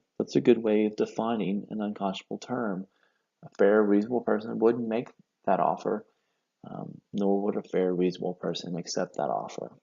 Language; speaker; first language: English; native; English